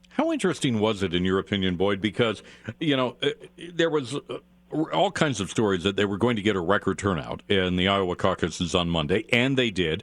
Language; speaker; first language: English; native; English